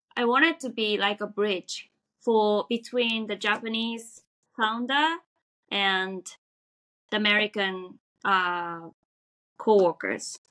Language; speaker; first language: English; non-native, fluent; Japanese